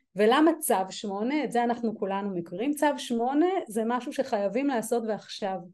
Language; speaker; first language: Hebrew; native; Hebrew